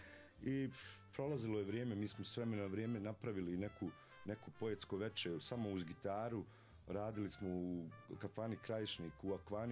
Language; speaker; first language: Serbian; native; Serbian